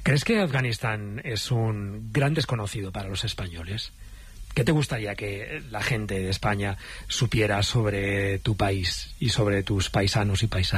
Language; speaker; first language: Spanish; native; Spanish